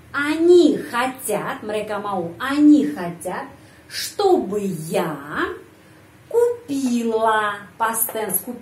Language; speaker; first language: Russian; early bilingual, heritage; Russian